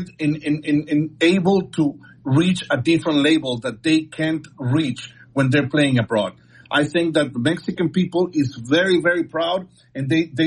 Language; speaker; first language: English; non-native, fluent; Spanish